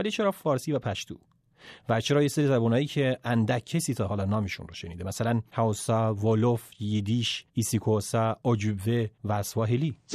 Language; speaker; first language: Persian; native; Persian